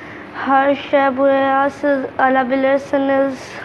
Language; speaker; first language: Turkish; non-native, learner; Urdu